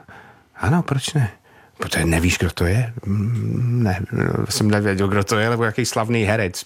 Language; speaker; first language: Czech; non-native, fluent; English